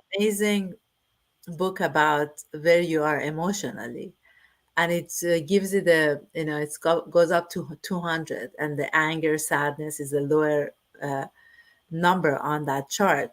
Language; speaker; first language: English; non-native, fluent; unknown